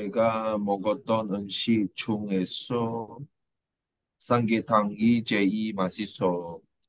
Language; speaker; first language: Korean; non-native, learner; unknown